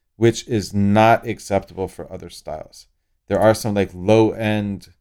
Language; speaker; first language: English; native; English